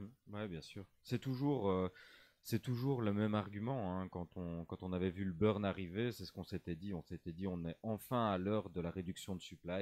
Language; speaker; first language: French; native; French